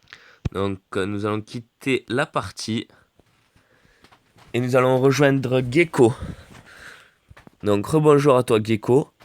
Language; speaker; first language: French; native; French